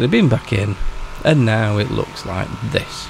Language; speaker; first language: English; native; English